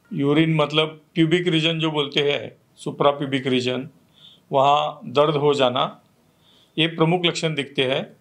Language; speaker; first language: Hindi; non-native, local second language; Marathi